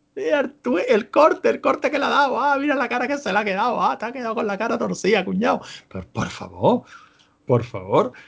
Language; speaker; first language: Spanish; native; Spanish